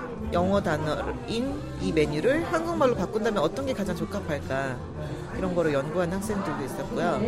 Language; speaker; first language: Korean; native; Korean